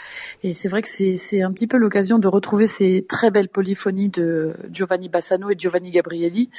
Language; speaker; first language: French; native; French